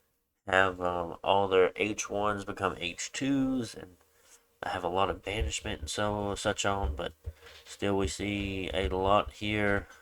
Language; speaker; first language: English; native; English